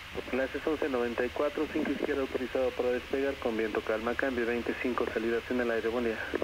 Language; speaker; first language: Spanish; native; Spanish